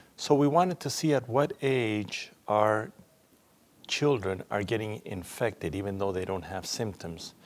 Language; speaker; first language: English; non-native, fluent; Spanish